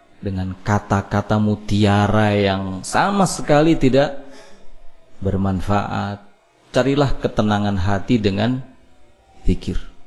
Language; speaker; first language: Indonesian; native; Indonesian